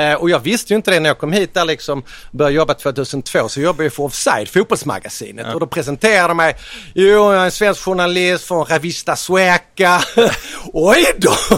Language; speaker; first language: Swedish; native; Swedish